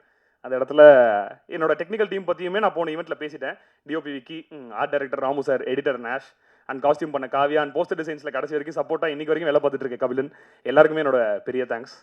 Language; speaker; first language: Tamil; native; Tamil